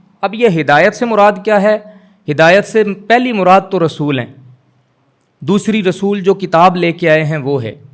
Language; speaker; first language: Urdu; non-native, local second language; Punjabi